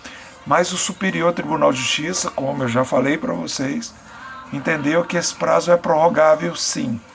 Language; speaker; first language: Portuguese; native; Portuguese